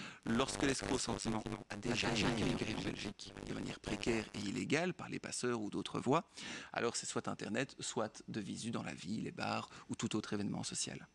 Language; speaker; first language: French; native; French